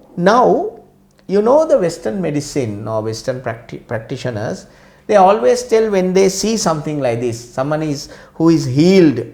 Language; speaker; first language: English; non-native, local second language; Sinhala